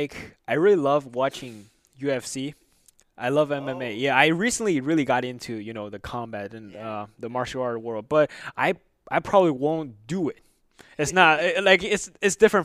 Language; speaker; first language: English; non-native, fluent; Chinese